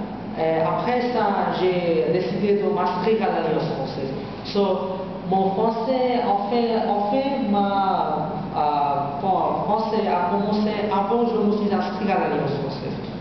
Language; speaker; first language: French; non-native, learner; Bangla